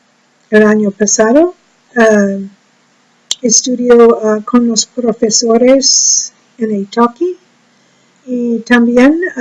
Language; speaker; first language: Spanish; non-native, learner; English